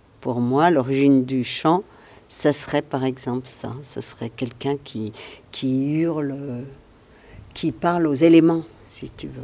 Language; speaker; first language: French; native; French